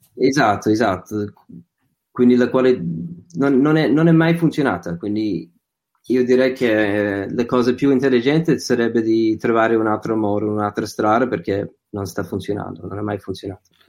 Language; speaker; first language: Italian; non-native, fluent; English